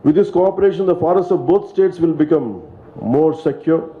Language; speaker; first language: English; non-native, local second language; Kannada